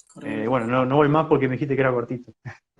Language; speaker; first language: Spanish; native; Spanish